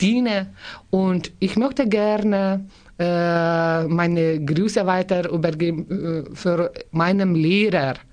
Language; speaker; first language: German; non-native, learner; Lithuanian